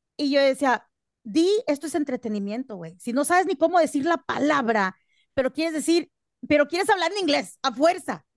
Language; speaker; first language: Spanish; early bilingual, heritage; Spanish